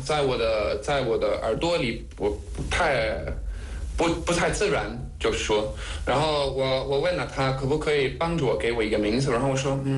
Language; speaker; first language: Chinese; non-native, fluent; Danish